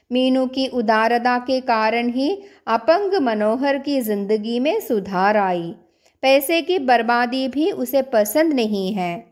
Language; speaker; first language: Hindi; non-native, local second language; Malayalam